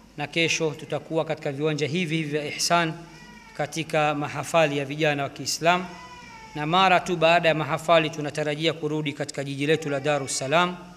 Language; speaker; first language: Swahili; native; Swahili